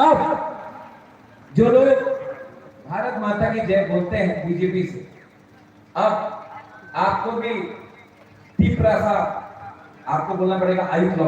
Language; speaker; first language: Hindi; non-native, local second language; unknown